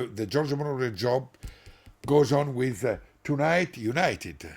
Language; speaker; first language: English; non-native, learner; Italian